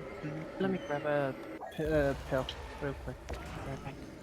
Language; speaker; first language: English; native; English